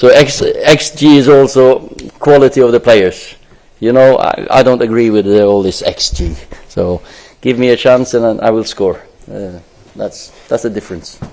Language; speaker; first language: English; non-native, fluent; Norwegian